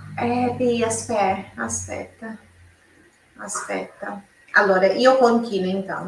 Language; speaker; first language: Italian; non-native, fluent; Portuguese